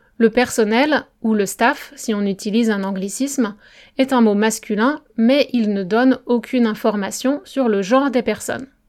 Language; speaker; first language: French; native; French